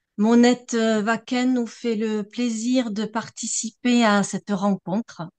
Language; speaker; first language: French; native; French